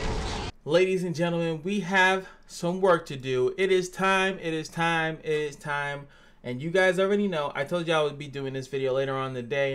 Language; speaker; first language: English; native; English